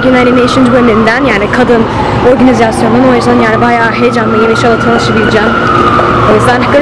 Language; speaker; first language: Turkish; early bilingual, heritage; English